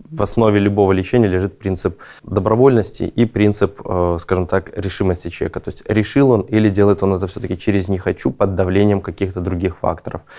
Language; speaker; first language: Russian; native; Russian